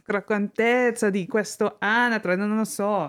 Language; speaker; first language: Italian; non-native, learner; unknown